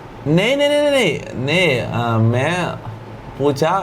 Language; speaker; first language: Hindi; non-native, local second language; Malayalam